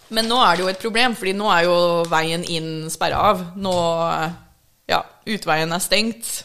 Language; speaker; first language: Norwegian; early bilingual, other home language; English